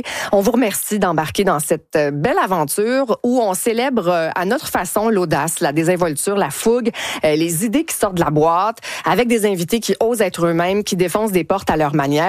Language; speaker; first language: French; native; French